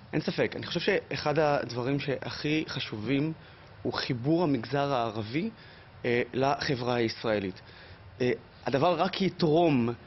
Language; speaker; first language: Hebrew; non-native, local second language; Arabic